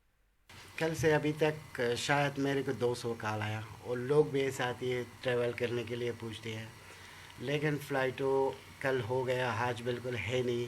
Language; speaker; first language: Hindi; non-native, learner; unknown